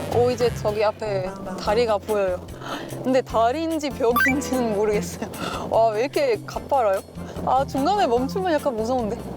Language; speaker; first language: Korean; non-native, fluent; Swedish